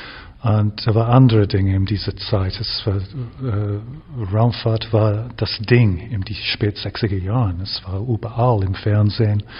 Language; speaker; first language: German; non-native, fluent; English